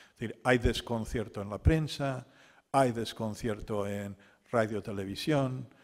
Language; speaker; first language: Spanish; non-native, local second language; Catalan